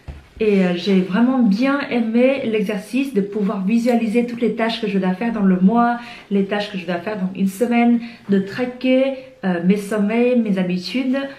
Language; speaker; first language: French; non-native, fluent; Vietnamese